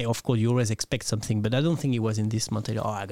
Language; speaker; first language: English; non-native, fluent; French